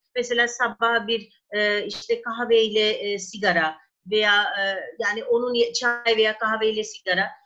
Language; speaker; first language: Turkish; non-native, fluent; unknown